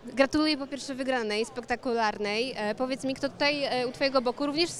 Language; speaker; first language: Polish; native; Polish